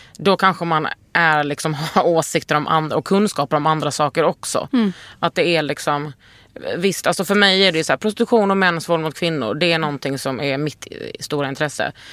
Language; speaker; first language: Swedish; native; Swedish